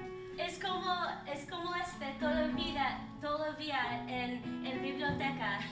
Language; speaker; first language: Spanish; non-native, learner; English